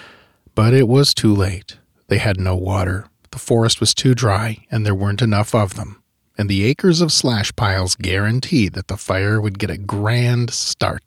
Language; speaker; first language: English; native; English